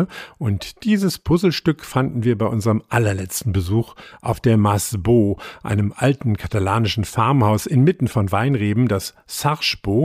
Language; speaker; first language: German; native; German